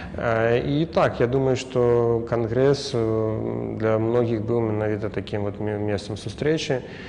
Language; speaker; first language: Belarusian; native; Belarusian